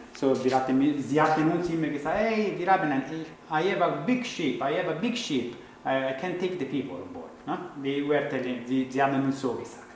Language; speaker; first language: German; non-native, fluent; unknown